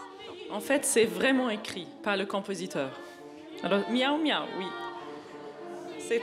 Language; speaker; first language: French; non-native, fluent; Arabic